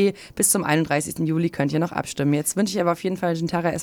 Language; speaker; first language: German; native; German